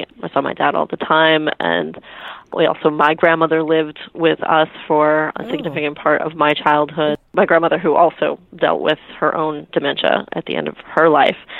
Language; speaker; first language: English; native; English